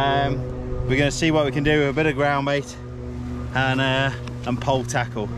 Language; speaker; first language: English; native; English